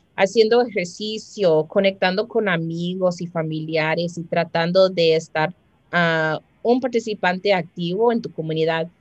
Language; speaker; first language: Spanish; early bilingual, heritage; Spanish